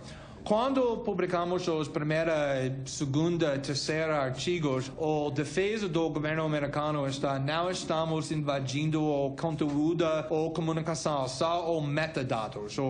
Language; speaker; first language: Portuguese; non-native, fluent; English